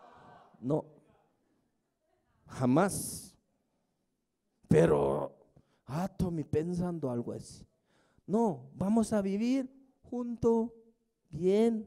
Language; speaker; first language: Spanish; non-native, fluent; Korean